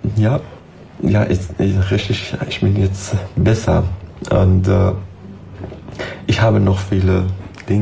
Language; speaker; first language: German; non-native, learner; Persian